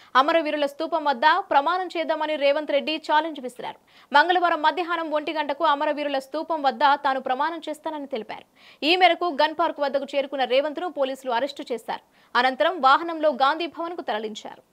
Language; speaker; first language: Telugu; native; Telugu